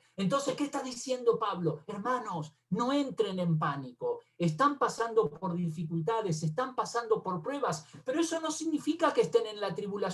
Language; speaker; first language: Spanish; native; Spanish